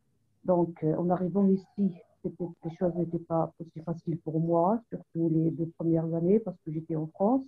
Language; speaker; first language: French; non-native, local second language; Arabic